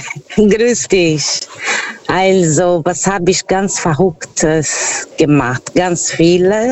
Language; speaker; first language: German; non-native, fluent; Portuguese